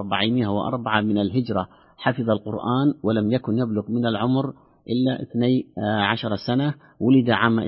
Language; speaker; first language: Arabic; native; Arabic